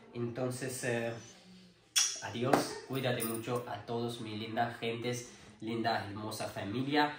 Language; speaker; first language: Spanish; non-native, learner; Urdu